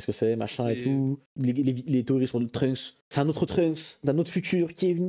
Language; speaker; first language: French; native; French